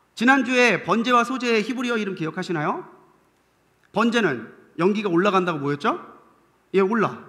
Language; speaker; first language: Korean; native; Korean